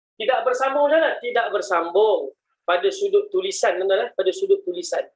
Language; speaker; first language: Malay; native; Malay